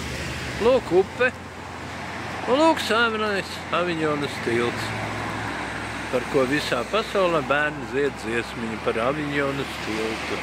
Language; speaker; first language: Latvian; native; Latvian